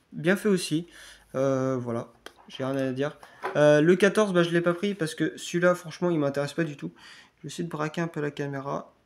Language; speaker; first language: French; native; French